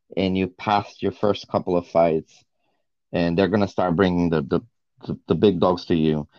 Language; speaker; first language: English; non-native, fluent; Portuguese